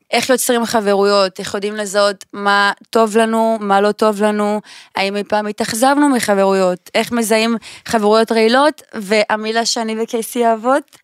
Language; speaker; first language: Hebrew; native; Hebrew